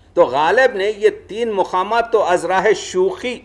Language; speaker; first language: Urdu; native; Urdu